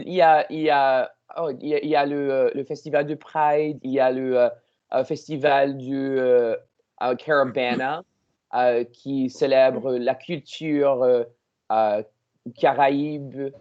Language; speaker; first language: French; non-native, learner; English